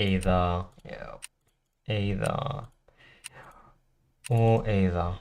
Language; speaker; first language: Icelandic; non-native, learner; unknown